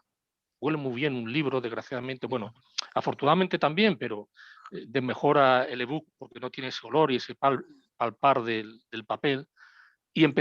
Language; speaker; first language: Spanish; native; Spanish